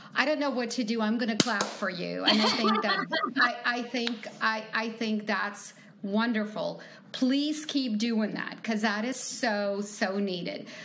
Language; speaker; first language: English; non-native, fluent; Ukrainian